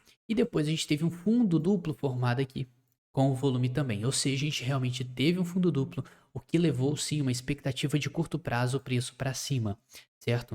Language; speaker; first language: Portuguese; native; Portuguese